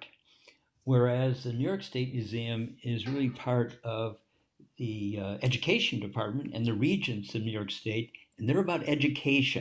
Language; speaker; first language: English; native; English